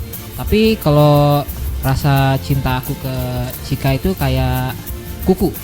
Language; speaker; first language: Indonesian; native; Indonesian